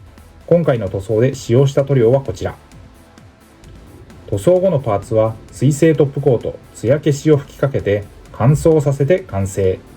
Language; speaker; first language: Japanese; native; Japanese